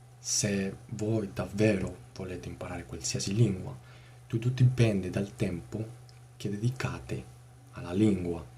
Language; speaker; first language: Italian; non-native, learner; Spanish